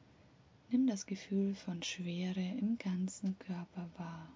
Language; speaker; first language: German; native; German